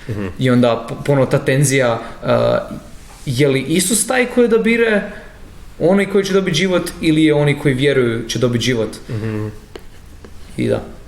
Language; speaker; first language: Croatian; native; Croatian